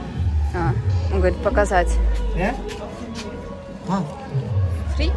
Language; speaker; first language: Russian; native; Russian